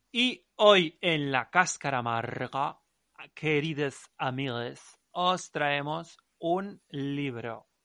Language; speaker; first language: Spanish; non-native, local second language; Catalan